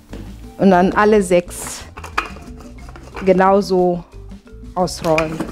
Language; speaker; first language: German; non-native, fluent; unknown